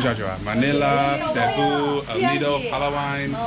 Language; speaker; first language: Korean; non-native, learner; English